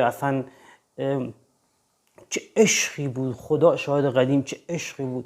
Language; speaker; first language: Persian; native; Persian